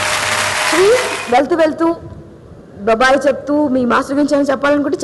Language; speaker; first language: Telugu; native; Telugu